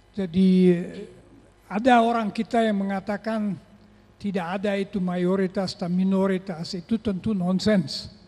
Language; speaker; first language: Indonesian; non-native, fluent; German